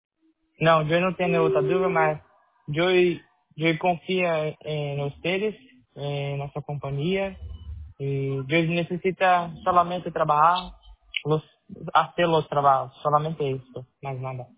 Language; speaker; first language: Spanish; non-native, learner; Portuguese